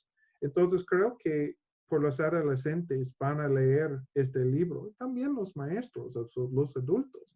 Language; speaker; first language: Spanish; non-native, learner; English